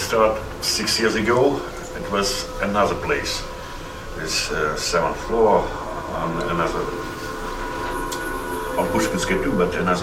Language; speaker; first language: English; non-native, learner; Russian